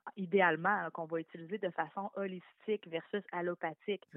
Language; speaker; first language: French; native; French